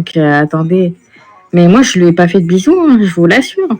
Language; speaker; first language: French; native; French